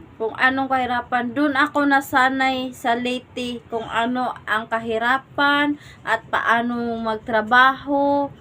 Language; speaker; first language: Filipino; non-native, local second language; Cebuano